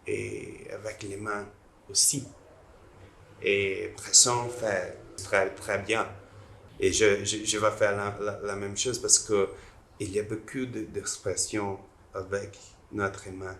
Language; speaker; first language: French; non-native, learner; Portuguese